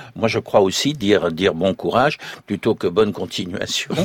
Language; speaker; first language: French; native; French